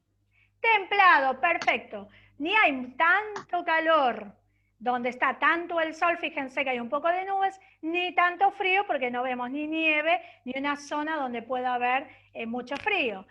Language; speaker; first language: Spanish; native; Spanish